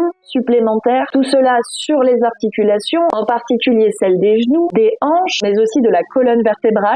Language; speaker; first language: French; native; French